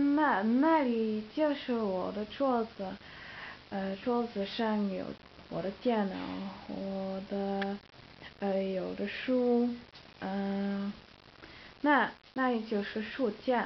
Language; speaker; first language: Chinese; non-native, learner; Dutch